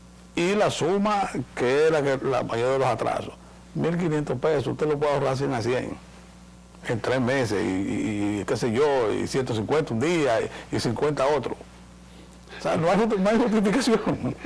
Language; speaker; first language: Spanish; native; Spanish